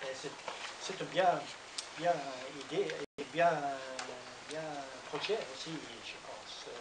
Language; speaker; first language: French; non-native, learner; Norwegian